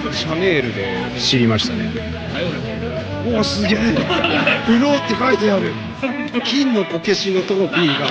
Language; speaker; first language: Japanese; native; Japanese